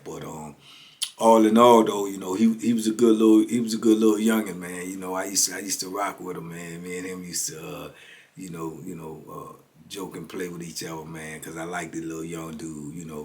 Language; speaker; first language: English; native; English